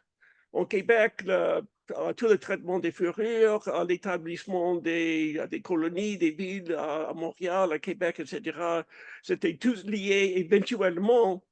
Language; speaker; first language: French; non-native, fluent; English